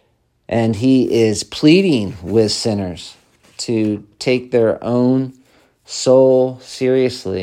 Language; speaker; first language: English; native; English